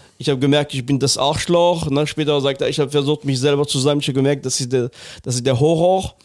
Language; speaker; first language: German; non-native, fluent; French